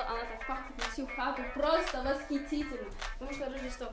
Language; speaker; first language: Russian; early bilingual, heritage; Russian